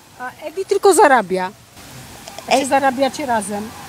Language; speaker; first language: Polish; native; Polish